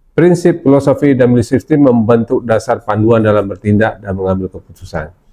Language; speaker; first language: Indonesian; non-native, local second language; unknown